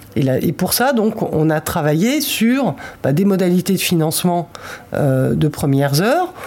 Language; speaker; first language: French; native; French